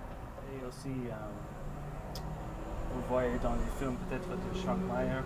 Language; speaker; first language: French; non-native, local second language; English